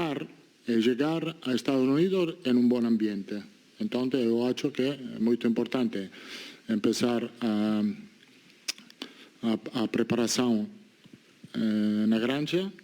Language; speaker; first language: Portuguese; non-native, learner; Italian